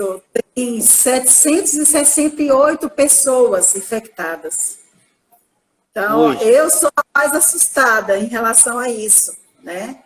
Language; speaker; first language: Portuguese; native; Portuguese